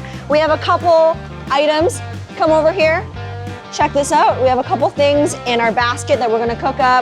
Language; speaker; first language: English; native; English